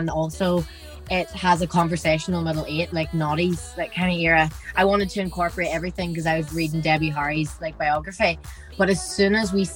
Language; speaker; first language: English; native; English